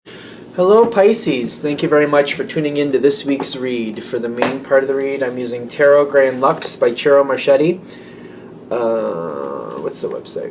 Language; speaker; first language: English; native; English